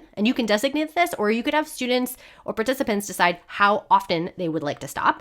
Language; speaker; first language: English; native; English